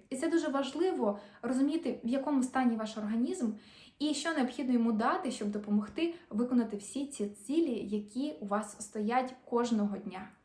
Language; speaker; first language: Ukrainian; non-native, local second language; Russian